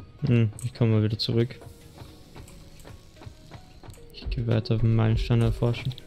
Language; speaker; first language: German; native; German